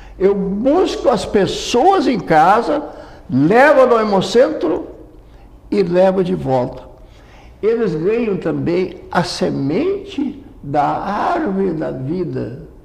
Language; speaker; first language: Portuguese; native; Portuguese